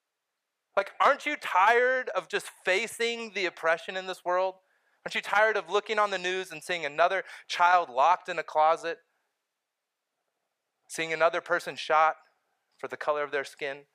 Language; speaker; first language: English; native; English